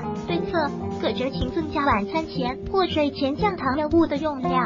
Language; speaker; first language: Chinese; native; Chinese